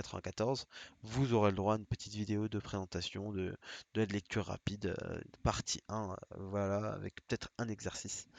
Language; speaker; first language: French; native; French